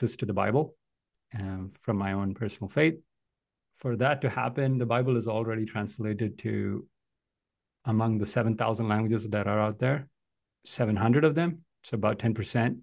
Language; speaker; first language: English; non-native, local second language; Malayalam